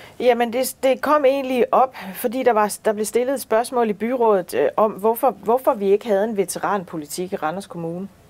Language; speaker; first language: Danish; native; Danish